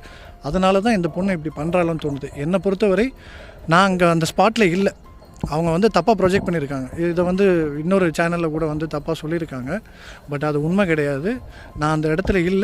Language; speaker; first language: Tamil; native; Tamil